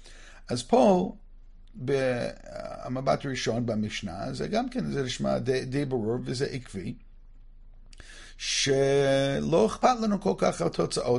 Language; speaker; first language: Hebrew; non-native, fluent; English